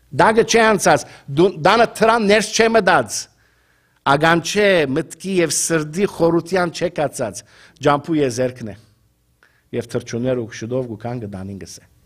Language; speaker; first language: Armenian; native; Armenian